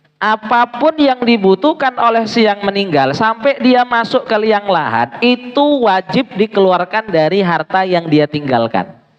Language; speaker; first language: Indonesian; native; Indonesian